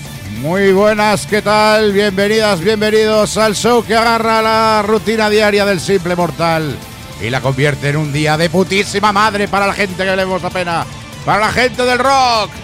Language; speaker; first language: Spanish; native; Spanish